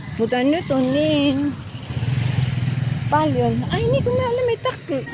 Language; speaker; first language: Finnish; non-native, learner; Filipino